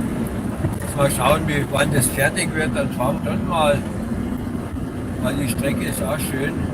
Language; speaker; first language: German; native; German